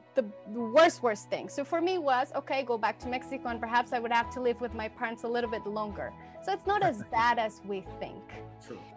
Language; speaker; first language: English; non-native, fluent; Spanish